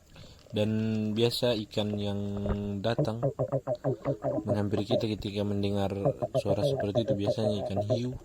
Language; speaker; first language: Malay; non-native, local second language; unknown